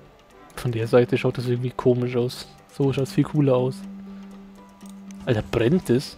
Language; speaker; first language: German; native; German